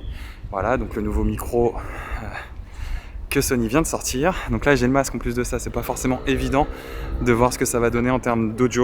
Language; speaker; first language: French; native; French